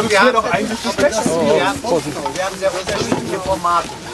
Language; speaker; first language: German; non-native, fluent; English